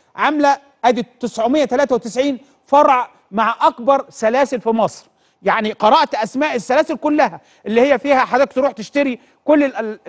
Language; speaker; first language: Arabic; native; Arabic